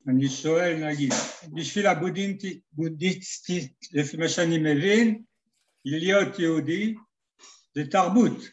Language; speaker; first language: Hebrew; non-native, fluent; French